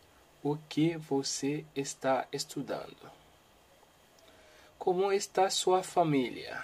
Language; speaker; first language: Portuguese; non-native, learner; Haitian Creole